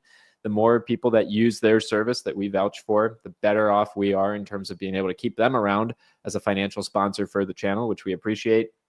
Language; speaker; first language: English; native; English